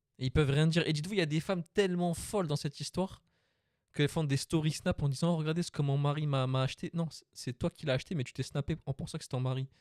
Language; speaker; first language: French; native; French